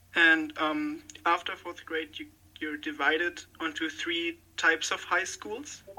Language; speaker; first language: English; non-native, fluent; German